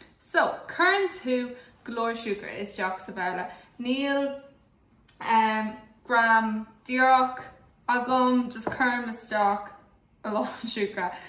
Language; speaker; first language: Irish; non-native, local second language; English